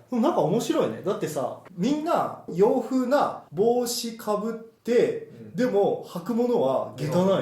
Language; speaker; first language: Japanese; native; Japanese